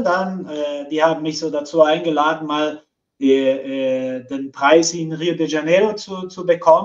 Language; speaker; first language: German; non-native, fluent; Portuguese